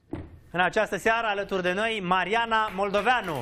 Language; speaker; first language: Romanian; native; Romanian